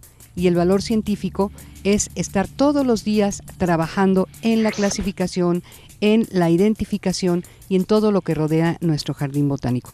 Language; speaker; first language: Spanish; native; Spanish